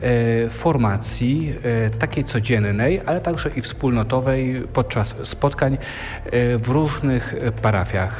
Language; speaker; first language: Polish; native; Polish